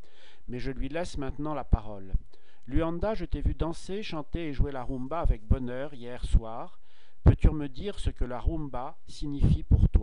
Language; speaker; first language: French; native; French